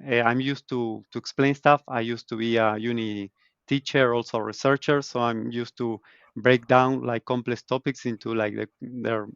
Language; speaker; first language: English; non-native, fluent; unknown